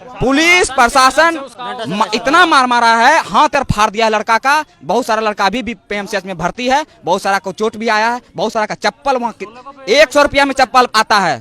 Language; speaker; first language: Hindi; native; Hindi